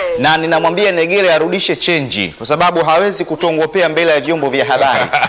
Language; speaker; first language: Swahili; native; Swahili